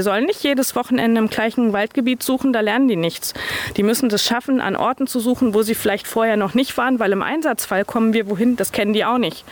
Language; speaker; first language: German; native; German